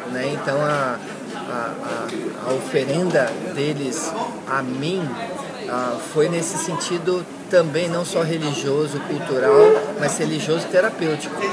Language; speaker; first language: Portuguese; early bilingual, heritage; Portuguese